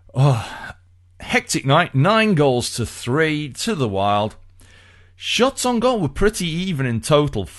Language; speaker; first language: English; native; English